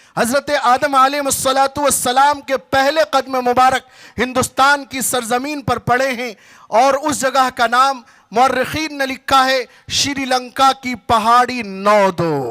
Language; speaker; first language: Urdu; native; Urdu